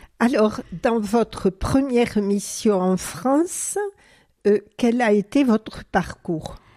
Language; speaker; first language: French; native; French